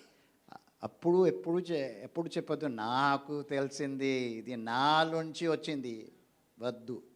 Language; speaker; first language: Telugu; non-native, learner; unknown